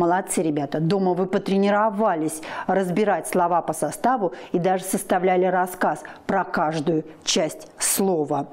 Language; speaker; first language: Russian; native; Russian